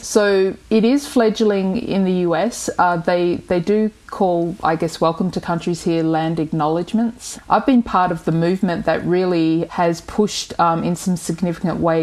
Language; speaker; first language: English; native; English